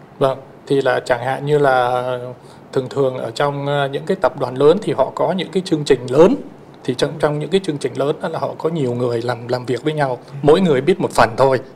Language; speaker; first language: Vietnamese; native; Vietnamese